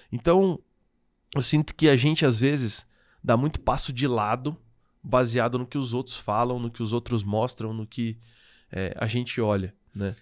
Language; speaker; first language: Portuguese; native; Portuguese